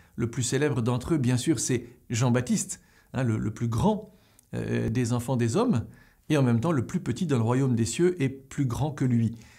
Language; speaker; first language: French; native; French